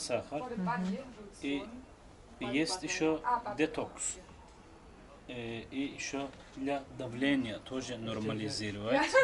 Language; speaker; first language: Russian; non-native, learner; Turkish